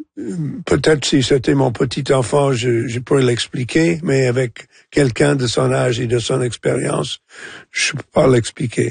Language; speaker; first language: French; non-native, local second language; English